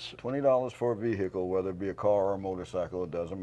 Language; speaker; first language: English; native; English